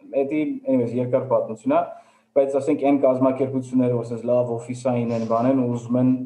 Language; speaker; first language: Armenian; early bilingual, heritage; Armenian